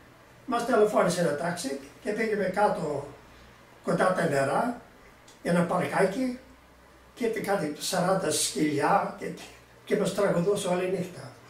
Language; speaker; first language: Greek; early bilingual, heritage; Greek